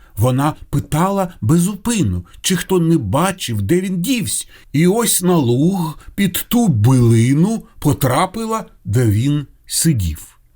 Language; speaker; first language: Ukrainian; non-native, local second language; Russian